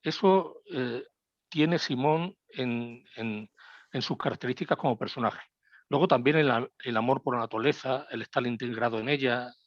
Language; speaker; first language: Spanish; native; Spanish